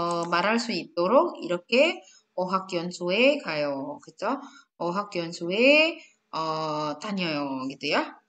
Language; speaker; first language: Korean; non-native, fluent; Indonesian